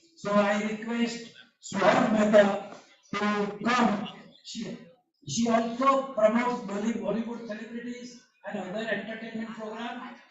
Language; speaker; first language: English; non-native, local second language; Gujarati